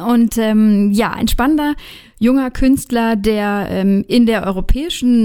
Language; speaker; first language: German; native; German